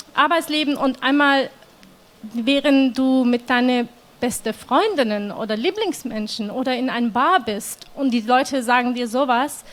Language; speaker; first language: German; non-native, fluent; Turkish